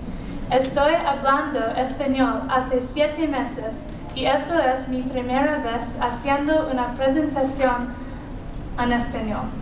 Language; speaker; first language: Spanish; non-native, learner; English